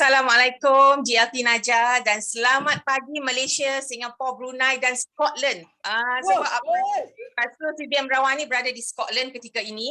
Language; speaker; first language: Malay; native; Malay